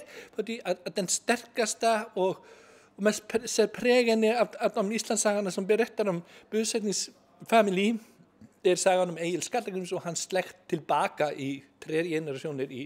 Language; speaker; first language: Swedish; non-native, fluent; Icelandic